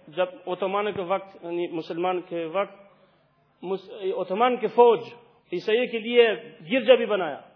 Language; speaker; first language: Urdu; non-native, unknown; Albanian